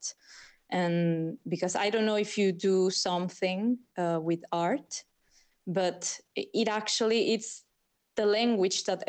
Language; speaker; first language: English; non-native, fluent; Spanish